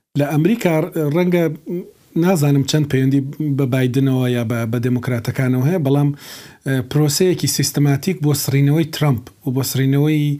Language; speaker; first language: Central Kurdish; native; Central Kurdish